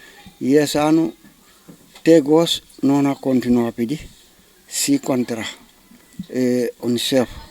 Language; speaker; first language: Portuguese; non-native, learner; Upper Guinea Crioulo